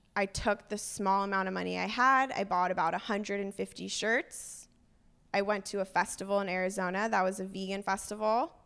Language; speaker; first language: English; native; English